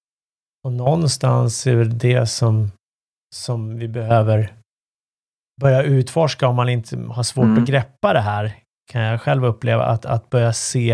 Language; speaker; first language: Swedish; native; Swedish